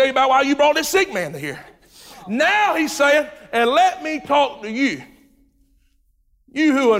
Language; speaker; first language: English; native; English